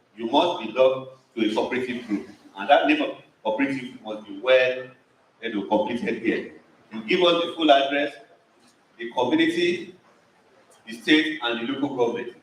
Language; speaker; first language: English; non-native, local second language; Yoruba